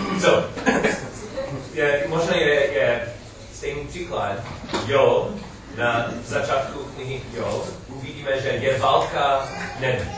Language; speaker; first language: Czech; non-native, learner; English